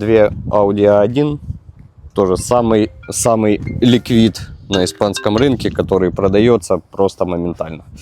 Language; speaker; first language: Russian; native; Russian